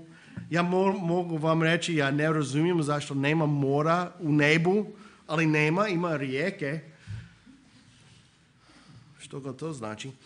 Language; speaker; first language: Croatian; non-native, fluent; English